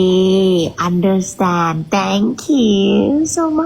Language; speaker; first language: English; non-native, learner; Thai